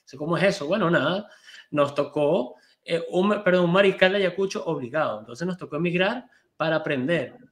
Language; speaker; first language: Spanish; native; Spanish